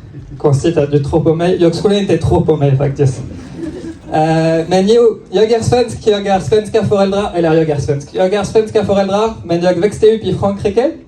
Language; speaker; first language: Swedish; non-native, learner; French